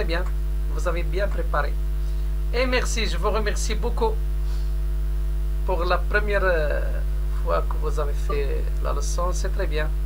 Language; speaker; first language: French; non-native, local second language; Arabic